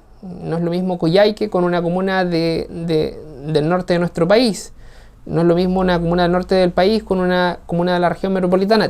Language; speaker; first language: Spanish; native; Spanish